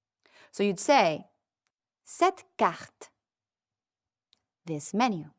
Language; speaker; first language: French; non-native, fluent; English